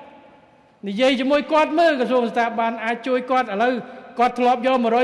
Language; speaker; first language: Khmer; native; Khmer